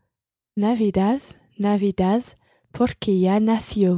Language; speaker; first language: Spanish; non-native, learner; English